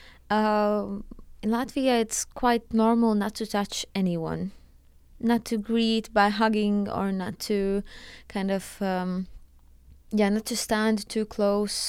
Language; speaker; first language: English; non-native, fluent; Latvian